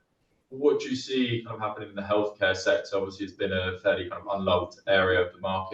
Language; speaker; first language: English; native; English